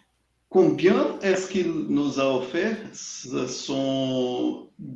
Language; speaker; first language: French; non-native, learner; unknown